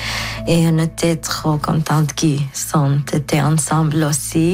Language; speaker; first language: French; non-native, learner; Arabic